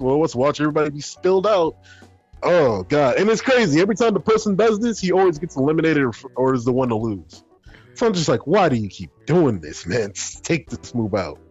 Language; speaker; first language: English; native; English